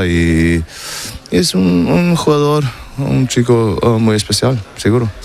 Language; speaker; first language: Spanish; non-native, learner; German